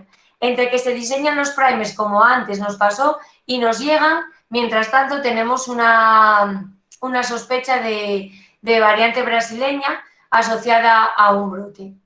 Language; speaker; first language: Spanish; native; Spanish